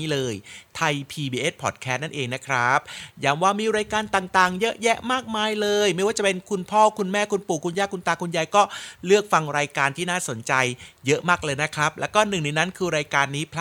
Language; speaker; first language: Thai; native; Thai